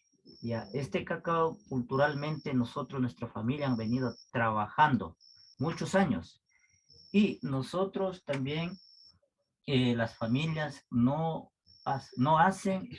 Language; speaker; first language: Spanish; non-native, local second language; Quechua